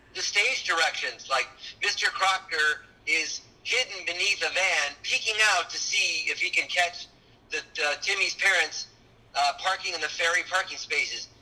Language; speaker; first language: English; early bilingual, other home language; Spanish